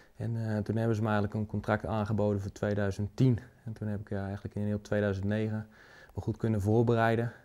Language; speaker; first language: Dutch; native; Dutch